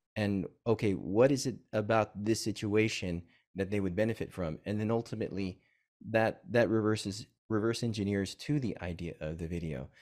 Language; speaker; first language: English; native; English